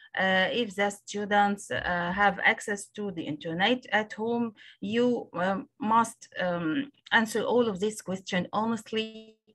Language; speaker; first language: English; non-native, local second language; Arabic